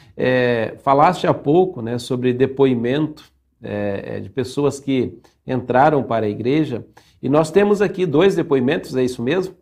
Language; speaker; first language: Portuguese; native; Portuguese